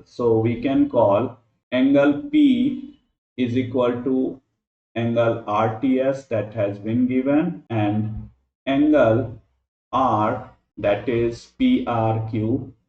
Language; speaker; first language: English; non-native, local second language; Hindi